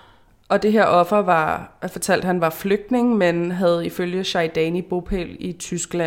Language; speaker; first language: Danish; native; Danish